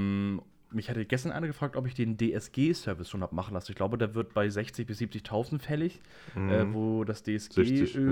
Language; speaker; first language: German; native; German